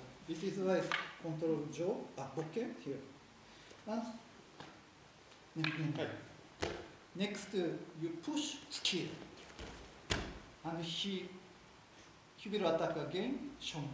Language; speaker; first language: English; non-native, learner; Japanese